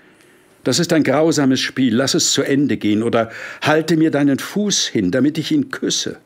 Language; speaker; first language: German; native; German